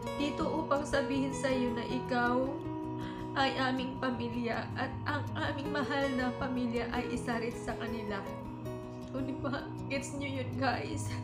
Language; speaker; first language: Filipino; native; Filipino